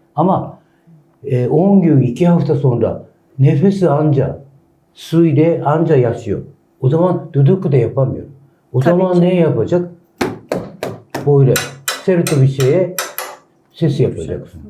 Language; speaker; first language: Turkish; non-native, learner; Japanese